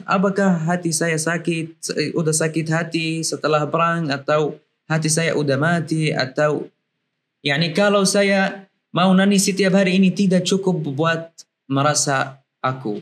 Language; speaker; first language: Indonesian; non-native, learner; Arabic